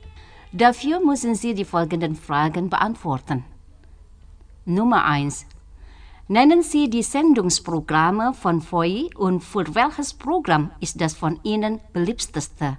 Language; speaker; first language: German; non-native, fluent; Indonesian